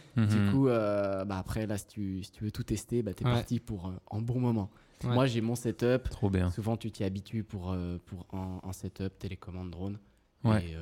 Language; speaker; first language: French; native; French